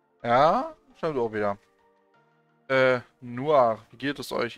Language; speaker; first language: German; native; German